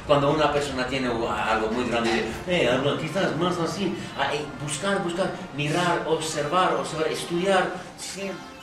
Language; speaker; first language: Spanish; non-native, fluent; English